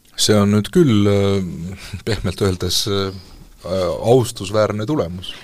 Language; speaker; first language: Estonian; native; Estonian